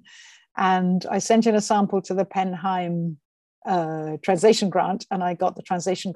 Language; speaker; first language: English; native; English